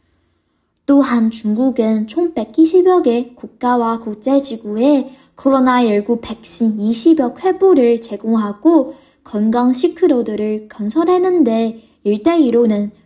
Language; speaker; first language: Korean; non-native, fluent; Chinese